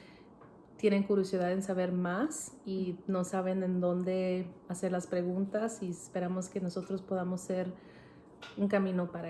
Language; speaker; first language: Spanish; early bilingual, heritage; Spanish